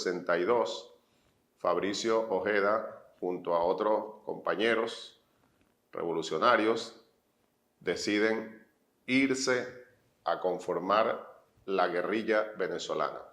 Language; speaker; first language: Spanish; native; Spanish